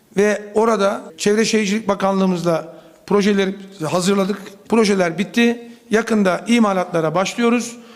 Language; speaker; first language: Turkish; native; Turkish